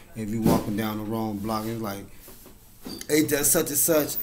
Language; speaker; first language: English; native; English